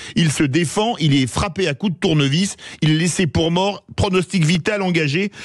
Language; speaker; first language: French; native; French